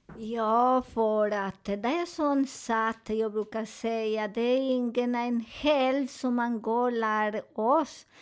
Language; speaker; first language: Swedish; non-native, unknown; Spanish